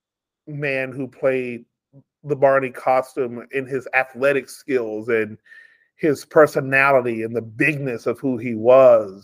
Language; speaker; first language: English; native; English